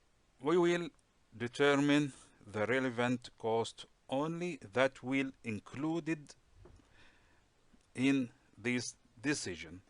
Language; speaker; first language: English; non-native, local second language; Arabic